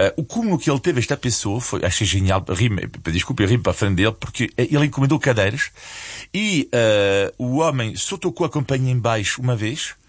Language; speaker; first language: Portuguese; non-native, fluent; French